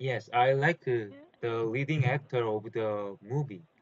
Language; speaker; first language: English; non-native, learner; Korean